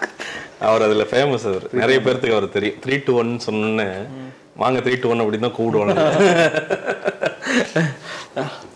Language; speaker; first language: Tamil; native; Tamil